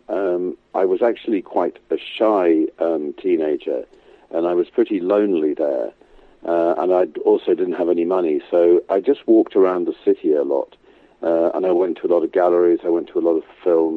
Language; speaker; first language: English; native; English